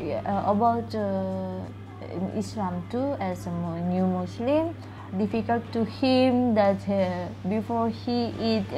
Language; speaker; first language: English; non-native, learner; Indonesian